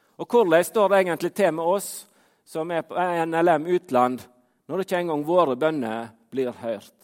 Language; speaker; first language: Norwegian; native; Norwegian